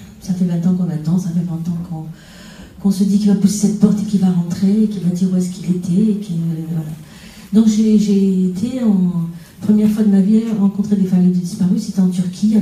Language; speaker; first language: French; non-native, local second language; Arabic